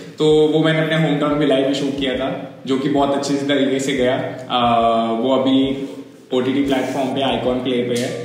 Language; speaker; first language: Hindi; non-native, local second language; Marathi